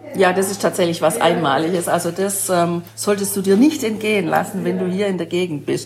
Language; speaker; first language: German; native; German